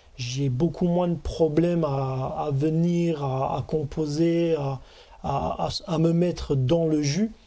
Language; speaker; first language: French; non-native, fluent; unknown